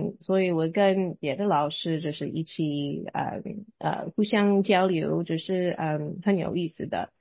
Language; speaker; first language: Chinese; non-native, fluent; English